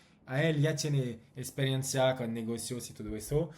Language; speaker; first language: Spanish; non-native, learner; French